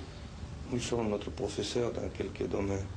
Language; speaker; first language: French; non-native, learner; Spanish